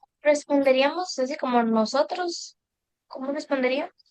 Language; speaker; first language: Spanish; native; Spanish